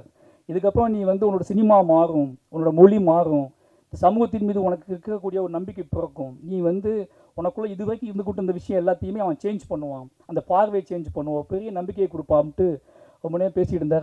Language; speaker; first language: Tamil; native; Tamil